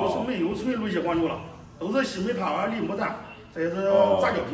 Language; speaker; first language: Chinese; native; Chinese